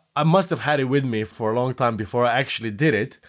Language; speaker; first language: English; non-native, fluent; Slovenian